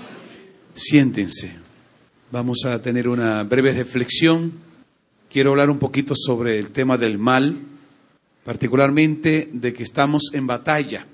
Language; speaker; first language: Spanish; native; Spanish